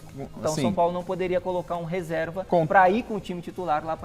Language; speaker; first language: Portuguese; native; Portuguese